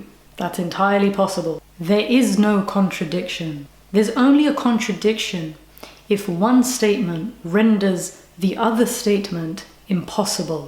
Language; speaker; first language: English; native; English